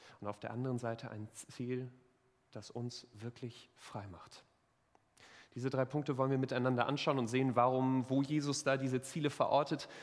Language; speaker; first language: German; native; German